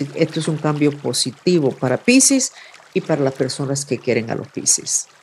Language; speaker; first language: Spanish; non-native, fluent; English